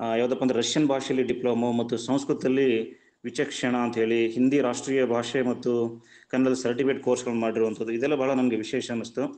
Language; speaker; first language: Kannada; native; Kannada